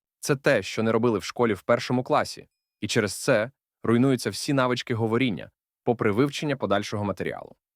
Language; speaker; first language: Ukrainian; native; Ukrainian